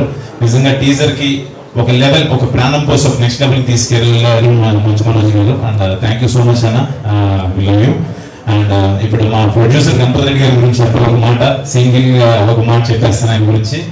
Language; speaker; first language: Telugu; native; Telugu